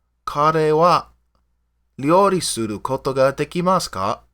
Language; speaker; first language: Japanese; non-native, learner; English